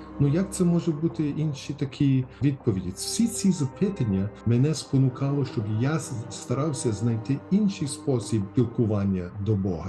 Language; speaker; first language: Ukrainian; early bilingual, heritage; Ukrainian